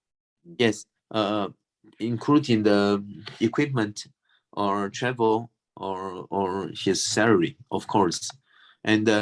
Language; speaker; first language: English; non-native, fluent; Chinese